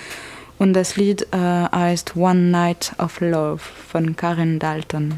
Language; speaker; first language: German; non-native, learner; French